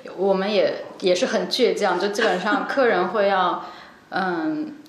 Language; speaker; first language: Chinese; native; Chinese